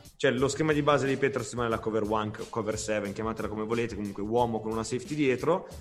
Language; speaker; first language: Italian; native; Italian